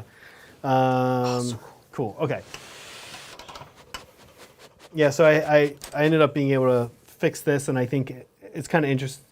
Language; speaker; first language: English; native; English